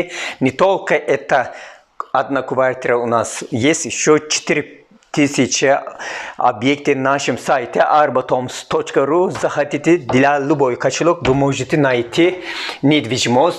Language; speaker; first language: Russian; non-native, fluent; Turkish